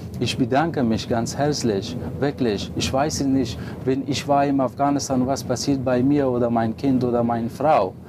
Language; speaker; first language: German; non-native, learner; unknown